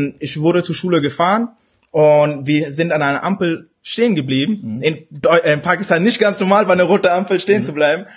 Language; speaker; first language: German; early bilingual, other home language; Urdu